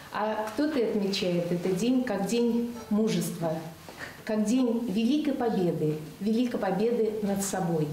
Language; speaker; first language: Russian; native; Russian